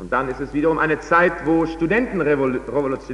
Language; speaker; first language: German; native; German